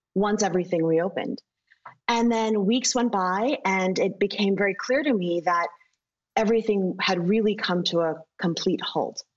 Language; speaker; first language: English; native; English